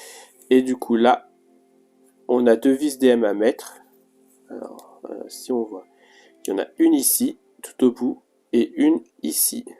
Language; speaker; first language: French; native; French